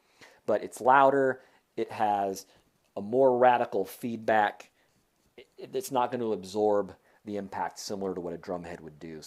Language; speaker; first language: English; native; English